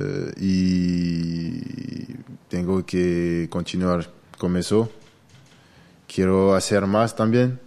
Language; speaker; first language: Spanish; non-native, learner; French